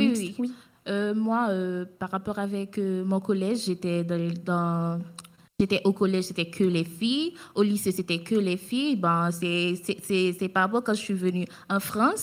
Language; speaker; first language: French; non-native, local second language; Haitian Creole